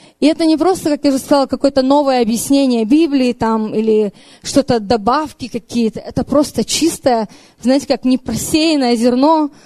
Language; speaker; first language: Russian; early bilingual, heritage; Russian